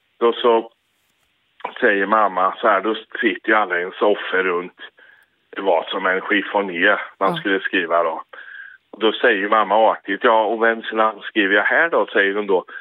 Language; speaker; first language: Swedish; native; Swedish